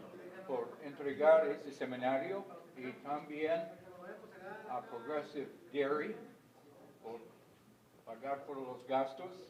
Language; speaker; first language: Spanish; non-native, fluent; English